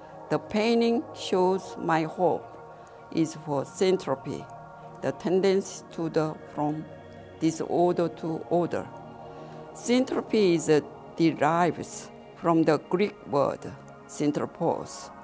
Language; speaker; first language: English; non-native, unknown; Korean